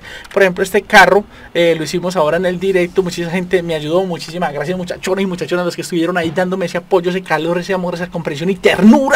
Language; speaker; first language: Spanish; native; Spanish